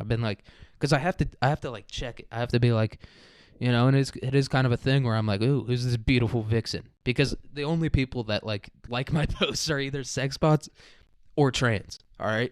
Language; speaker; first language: English; native; English